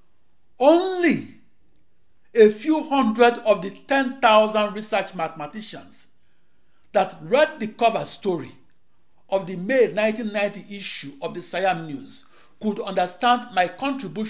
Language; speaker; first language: English; non-native, local second language; Igbo